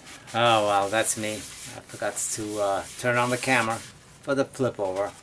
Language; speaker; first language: English; native; English